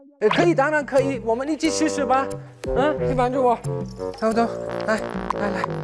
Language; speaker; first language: Chinese; non-native, fluent; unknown